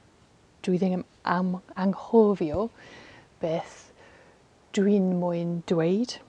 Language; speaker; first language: Welsh; non-native, learner; English